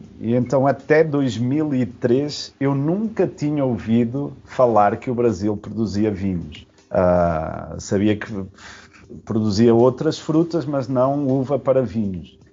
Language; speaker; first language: Portuguese; native; Portuguese